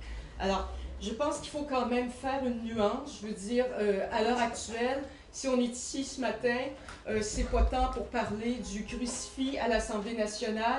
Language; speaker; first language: French; native; French